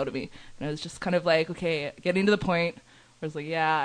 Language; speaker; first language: English; native; English